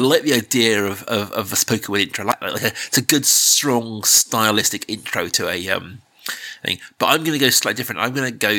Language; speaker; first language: English; native; English